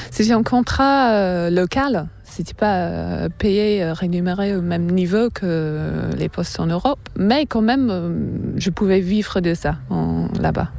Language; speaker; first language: French; non-native, fluent; English